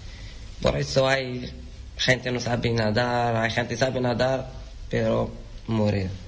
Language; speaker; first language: Spanish; non-native, learner; Arabic